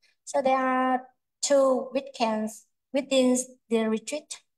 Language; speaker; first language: English; non-native, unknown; Vietnamese